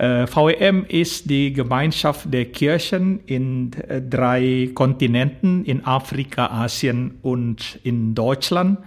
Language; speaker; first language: German; non-native, fluent; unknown